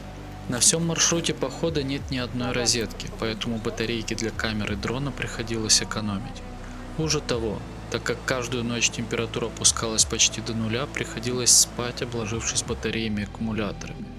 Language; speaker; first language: Russian; native; Russian